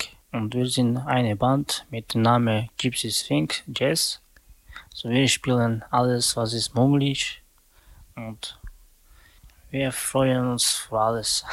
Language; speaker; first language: German; non-native, learner; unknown